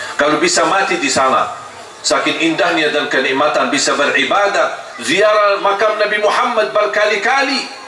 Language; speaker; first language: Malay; non-native, fluent; Arabic